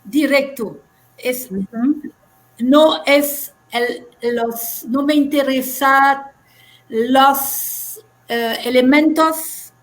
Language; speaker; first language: Spanish; non-native, fluent; French